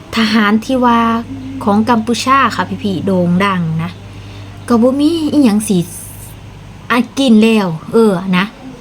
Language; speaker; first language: Thai; non-native, local second language; Lao